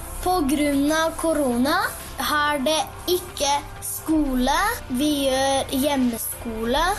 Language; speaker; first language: Norwegian; early bilingual, heritage; Japanese